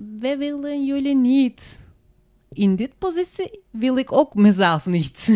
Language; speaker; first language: Dutch; non-native, learner; Turkish